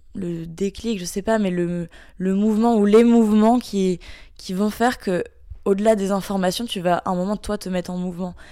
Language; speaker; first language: French; native; French